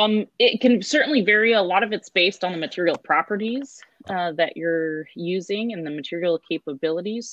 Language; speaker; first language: English; native; English